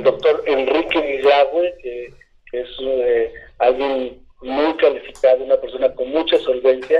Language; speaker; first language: Spanish; native; Spanish